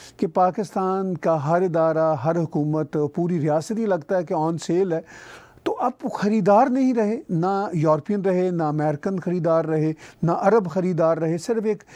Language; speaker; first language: Urdu; non-native, local second language; Punjabi